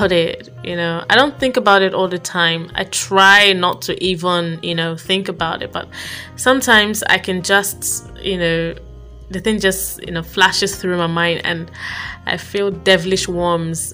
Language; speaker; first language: English; non-native, local second language; Igbo